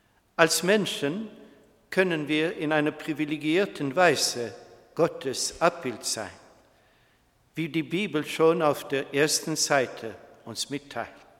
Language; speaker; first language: German; non-native, fluent; Swedish